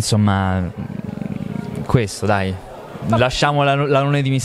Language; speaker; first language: Italian; native; Italian